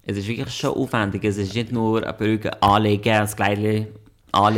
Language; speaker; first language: German; non-native, fluent; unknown